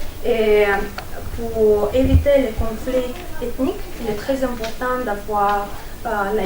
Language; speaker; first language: French; non-native, fluent; Romanian